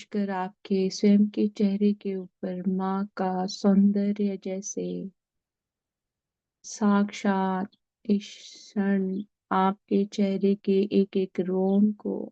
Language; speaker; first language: Hindi; native; Hindi